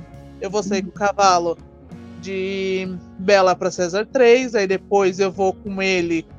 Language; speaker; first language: Portuguese; native; Portuguese